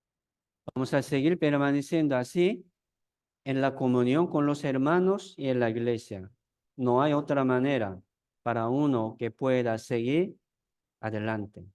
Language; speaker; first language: Spanish; non-native, fluent; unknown